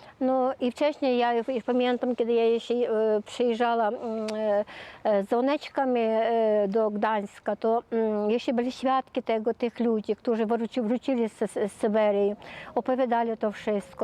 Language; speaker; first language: Polish; early bilingual, heritage; Polish